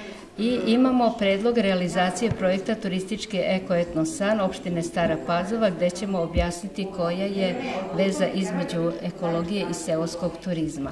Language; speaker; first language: Serbian; native; Serbian